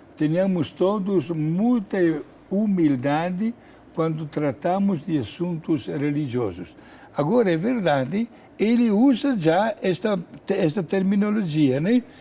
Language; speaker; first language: Portuguese; non-native, fluent; Italian